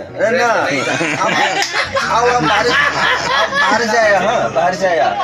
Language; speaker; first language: Hindi; non-native, local second language; Bodo